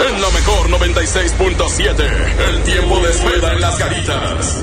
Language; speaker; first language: Spanish; native; Spanish